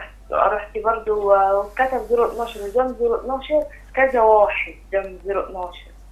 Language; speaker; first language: Arabic; native; Arabic